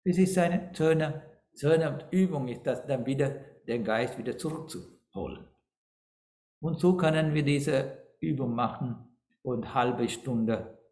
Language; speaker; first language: German; non-native, fluent; Sinhala